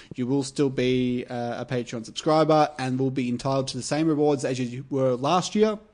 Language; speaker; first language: English; native; English